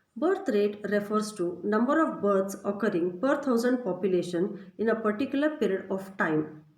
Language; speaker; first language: English; non-native, local second language; Kannada